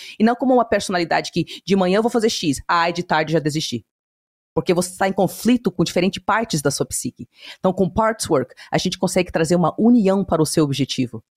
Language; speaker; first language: Portuguese; early bilingual, heritage; Portuguese